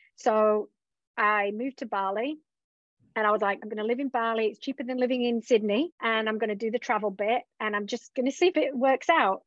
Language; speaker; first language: English; native; English